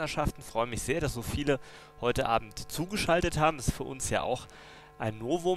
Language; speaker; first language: German; native; German